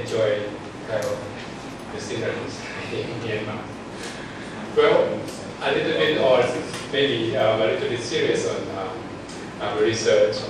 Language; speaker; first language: English; non-native, fluent; Thai